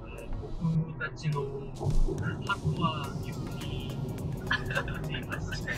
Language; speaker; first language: Japanese; non-native, learner; Korean